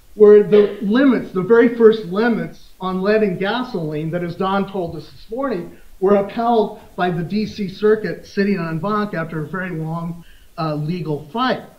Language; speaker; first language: English; native; English